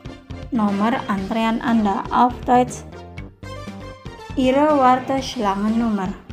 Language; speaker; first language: German; non-native, fluent; Indonesian